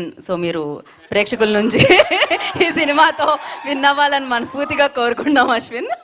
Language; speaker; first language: Telugu; native; Telugu